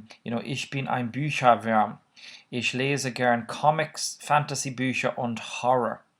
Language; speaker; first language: German; non-native, fluent; Irish